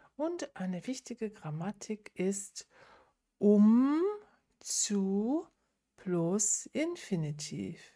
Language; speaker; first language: German; native; German